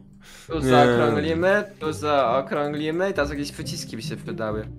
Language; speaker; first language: Polish; native; Polish